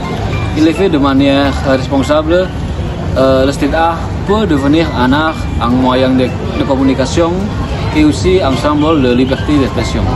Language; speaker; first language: French; non-native, learner; Indonesian